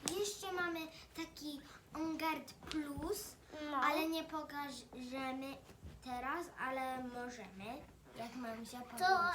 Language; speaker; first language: Polish; early bilingual, heritage; Polish